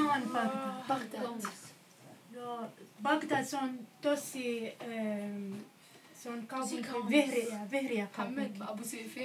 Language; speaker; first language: Finnish; non-native, learner; Arabic